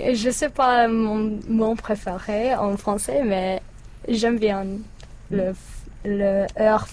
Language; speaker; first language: French; non-native, learner; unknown